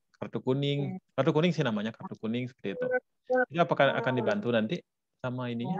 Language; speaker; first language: Indonesian; native; Indonesian